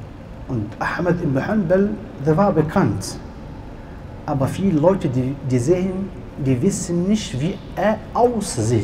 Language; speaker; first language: German; non-native, learner; Arabic